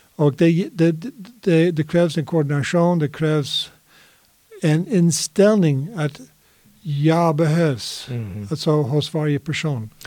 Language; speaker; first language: Swedish; non-native, fluent; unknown